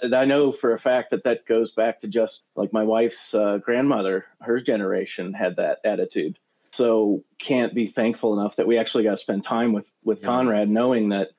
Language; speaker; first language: English; native; English